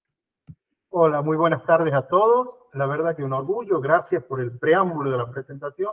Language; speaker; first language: Spanish; native; Spanish